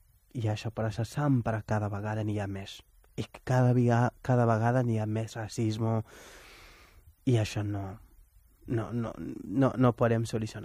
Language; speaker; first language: Catalan; non-native, fluent; Wolof